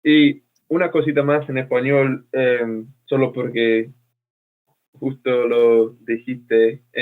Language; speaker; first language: Spanish; non-native, fluent; English